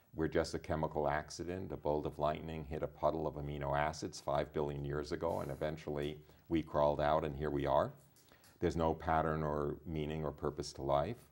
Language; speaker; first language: English; native; English